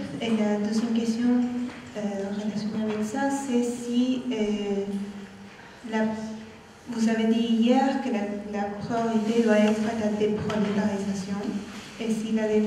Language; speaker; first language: French; non-native, fluent; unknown